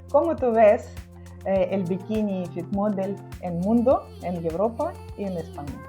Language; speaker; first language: Spanish; non-native, learner; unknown